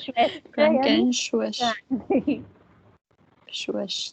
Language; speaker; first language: German; non-native, learner; Filipino